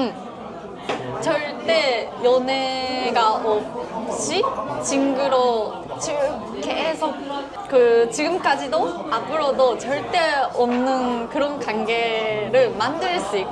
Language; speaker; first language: Korean; non-native, fluent; Japanese